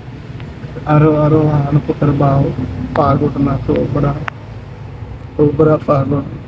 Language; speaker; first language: Filipino; non-native, learner; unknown